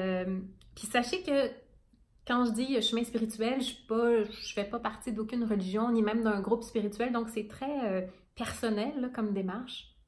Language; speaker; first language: French; native; French